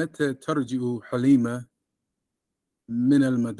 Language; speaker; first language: Arabic; non-native, learner; English